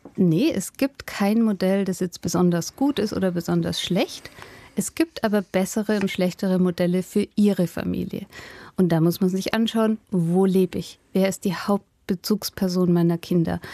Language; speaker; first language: German; native; German